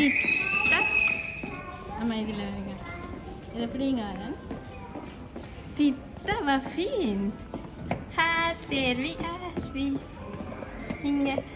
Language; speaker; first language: Swedish; non-native, learner; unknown